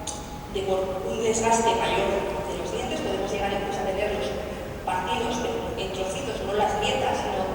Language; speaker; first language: Spanish; native; Spanish